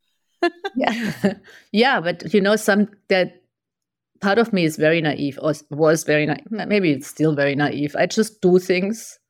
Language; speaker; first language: English; non-native, fluent; German